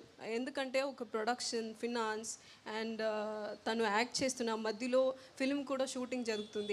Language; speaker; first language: Telugu; non-native, local second language; Tamil